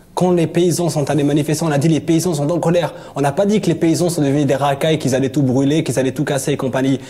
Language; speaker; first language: French; native; French